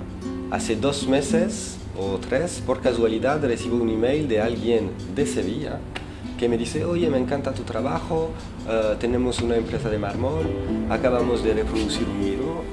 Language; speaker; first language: Spanish; non-native, fluent; French